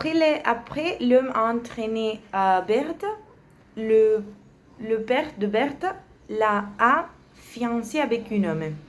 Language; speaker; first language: French; non-native, learner; Spanish